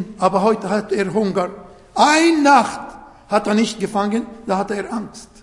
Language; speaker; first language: German; non-native, learner; Arabic